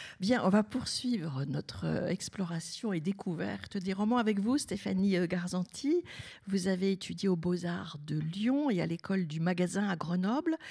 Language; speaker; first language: French; native; French